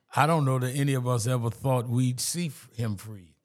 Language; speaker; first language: English; native; English